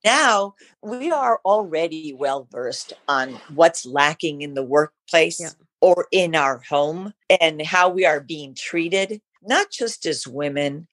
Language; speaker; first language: English; early bilingual, other home language; Spanish